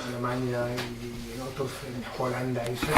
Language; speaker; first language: Spanish; non-native, fluent; German